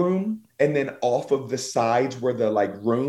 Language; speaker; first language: English; native; English